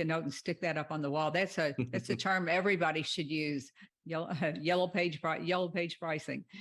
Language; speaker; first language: English; native; English